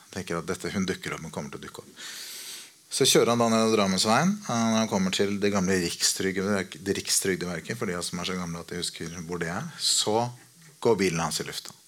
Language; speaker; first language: Norwegian; native; Norwegian